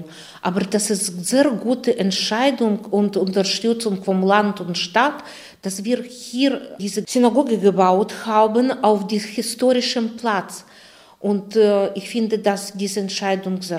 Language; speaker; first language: German; non-native, fluent; Russian